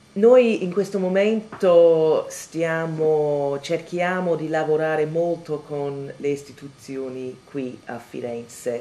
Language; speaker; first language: Italian; non-native, fluent; English